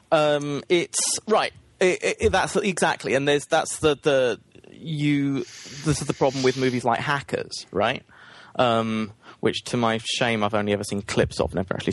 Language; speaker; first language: English; native; English